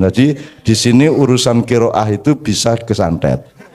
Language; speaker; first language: Indonesian; native; Indonesian